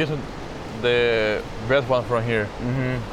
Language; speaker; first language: English; non-native, learner; Spanish